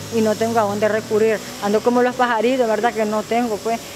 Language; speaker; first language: Spanish; native; Spanish